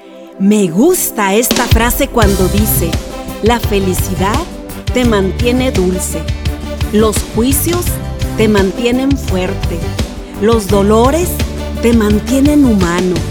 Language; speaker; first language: Spanish; native; Spanish